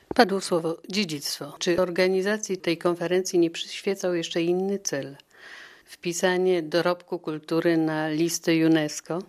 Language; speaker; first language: Polish; native; Polish